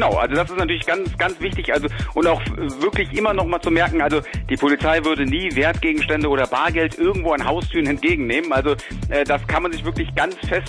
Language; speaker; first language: German; native; German